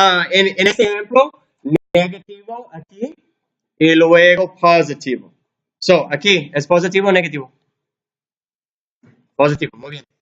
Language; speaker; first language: Spanish; non-native, learner; English